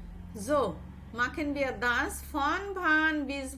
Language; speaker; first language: German; non-native, learner; Bangla